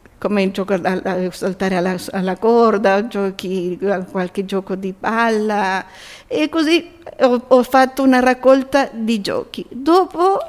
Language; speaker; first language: Italian; early bilingual, heritage; Spanish